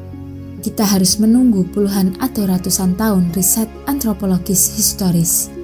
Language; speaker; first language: Indonesian; native; Indonesian